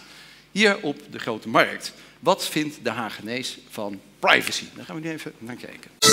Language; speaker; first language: Dutch; native; Dutch